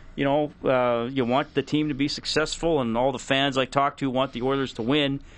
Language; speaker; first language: English; native; English